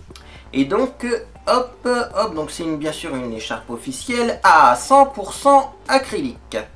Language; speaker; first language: French; native; French